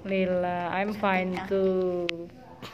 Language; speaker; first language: English; non-native, learner; Indonesian